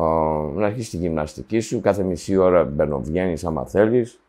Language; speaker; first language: Greek; early bilingual, heritage; Greek